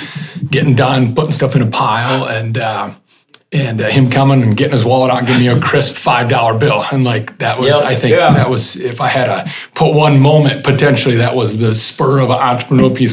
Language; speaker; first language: English; native; English